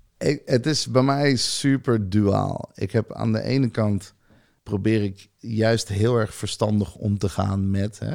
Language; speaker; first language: Dutch; early bilingual, other home language; Hebrew